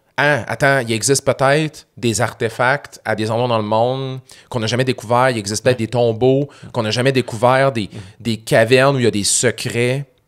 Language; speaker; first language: French; native; French